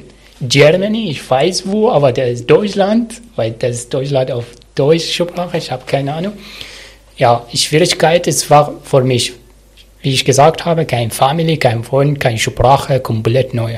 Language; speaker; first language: German; non-native, learner; Arabic